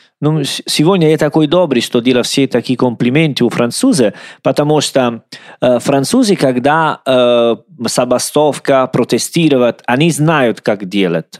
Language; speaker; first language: Russian; non-native, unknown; Italian